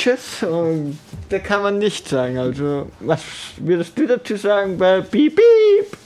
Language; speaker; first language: German; native; German